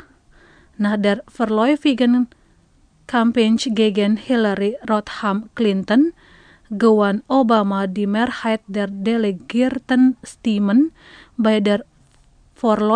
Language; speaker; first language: German; non-native, fluent; Indonesian